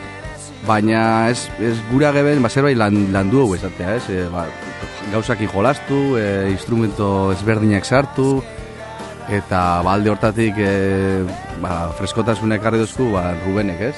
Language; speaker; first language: Basque; native; Basque